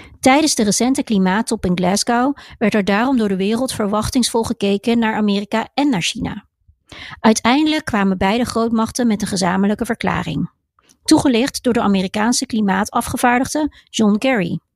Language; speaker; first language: Dutch; native; Dutch